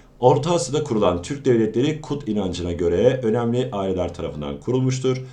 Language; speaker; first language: Turkish; native; Turkish